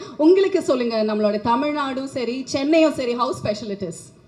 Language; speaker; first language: Tamil; native; Tamil